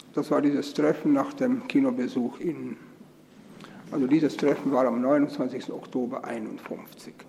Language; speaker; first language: German; native; German